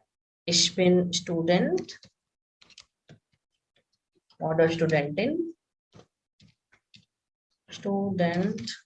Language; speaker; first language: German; non-native, fluent; Hindi